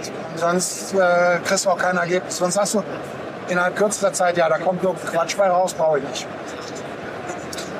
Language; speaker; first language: German; native; German